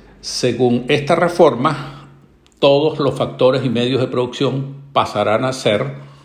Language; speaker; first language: Spanish; native; Spanish